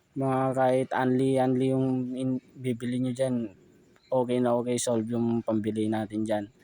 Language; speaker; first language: Filipino; non-native, local second language; Pampanga